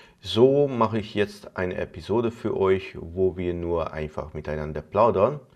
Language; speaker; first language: German; non-native, fluent; Hungarian